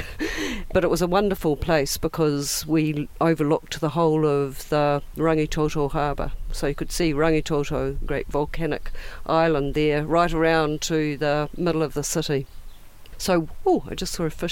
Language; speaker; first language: English; native; English